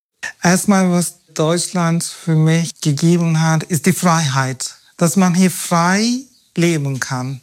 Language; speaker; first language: German; non-native, learner; Turkish